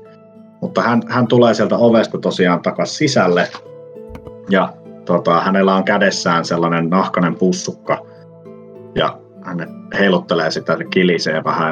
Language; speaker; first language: Finnish; native; Finnish